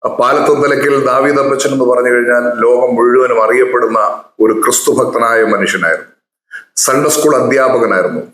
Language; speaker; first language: Malayalam; native; Malayalam